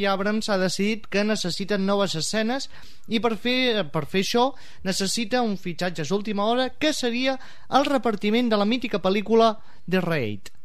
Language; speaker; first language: Catalan; native; Catalan